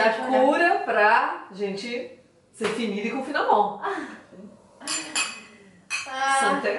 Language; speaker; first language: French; non-native, learner; Portuguese